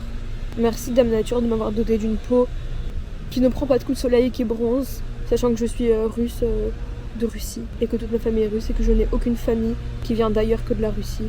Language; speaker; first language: French; native; French